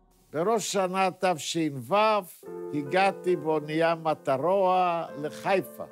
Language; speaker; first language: Hebrew; non-native, fluent; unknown